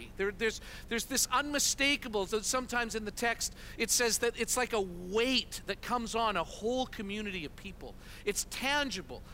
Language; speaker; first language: English; native; English